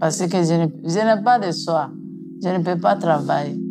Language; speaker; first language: French; non-native, local second language; Mandingo